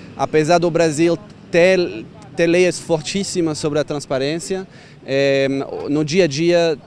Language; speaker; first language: Portuguese; non-native, fluent; French